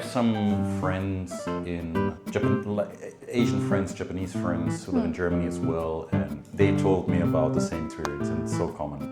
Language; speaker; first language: English; non-native, fluent; German